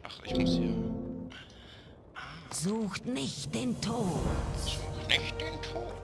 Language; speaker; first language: German; native; German